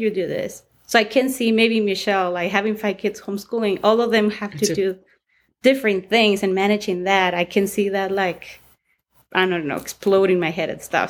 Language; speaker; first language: English; non-native, fluent; Spanish